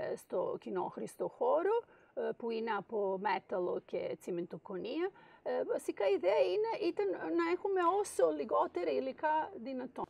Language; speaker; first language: Greek; non-native, fluent; Serbian